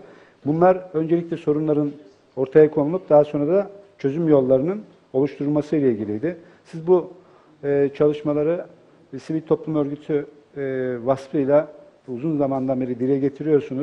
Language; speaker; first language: Turkish; native; Turkish